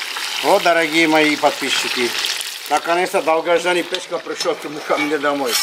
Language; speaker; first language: Russian; non-native, fluent; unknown